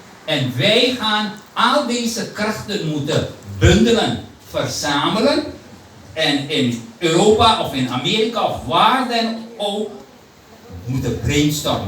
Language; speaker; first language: Dutch; non-native, local second language; Hindi